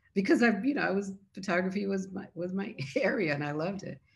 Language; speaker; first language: English; native; English